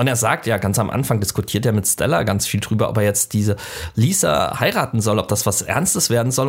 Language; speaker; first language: German; native; German